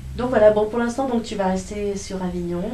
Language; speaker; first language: French; native; French